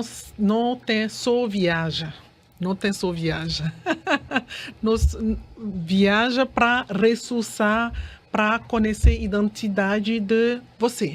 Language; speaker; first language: Portuguese; non-native, learner; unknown